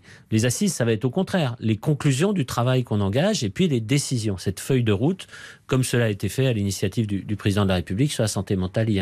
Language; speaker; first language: French; native; French